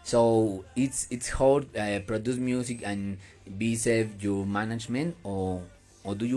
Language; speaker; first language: English; non-native, learner; Spanish